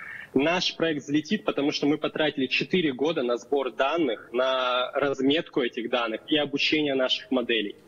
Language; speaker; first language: Russian; native; Russian